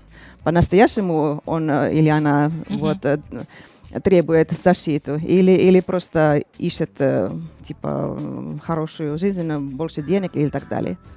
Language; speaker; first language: Russian; non-native, fluent; Finnish